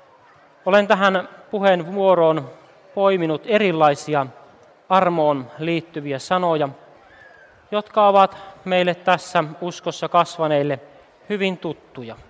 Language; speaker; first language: Finnish; native; Finnish